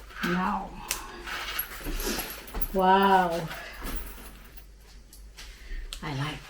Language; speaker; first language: English; non-native, learner; Cebuano